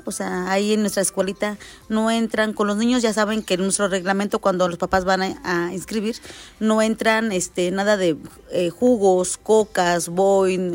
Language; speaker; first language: Spanish; native; Spanish